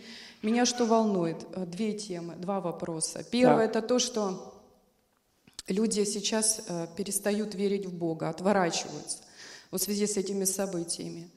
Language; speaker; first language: Russian; native; Russian